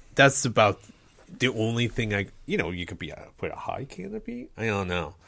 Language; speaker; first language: English; native; English